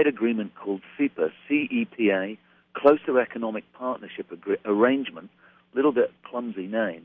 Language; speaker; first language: English; native; English